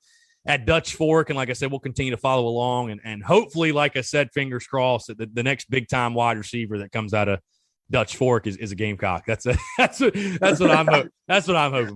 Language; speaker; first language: English; native; English